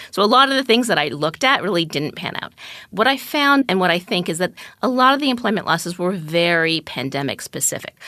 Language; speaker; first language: English; native; English